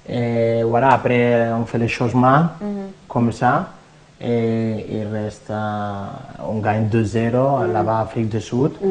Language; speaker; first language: French; non-native, learner; Spanish